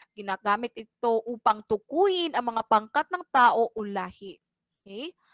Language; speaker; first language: Filipino; non-native, local second language; Cebuano